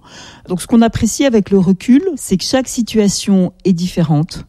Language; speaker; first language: French; native; French